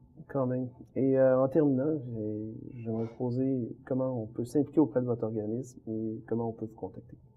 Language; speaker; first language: French; native; French